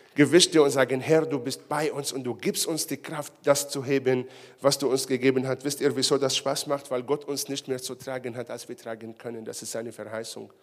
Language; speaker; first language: German; non-native, fluent; Hebrew